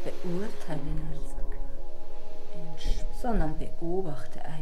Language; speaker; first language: German; native; German